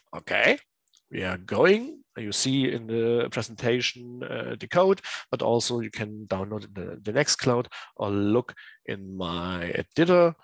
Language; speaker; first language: English; non-native, learner; German